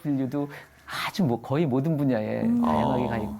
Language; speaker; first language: Korean; native; Korean